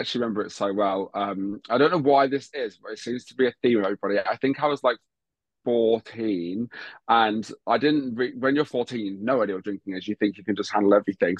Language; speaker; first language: English; native; English